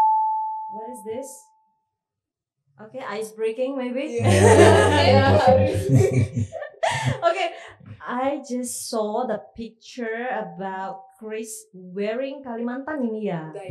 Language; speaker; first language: English; non-native, learner; Indonesian